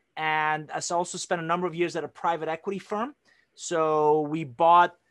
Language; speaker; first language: English; non-native, fluent; Persian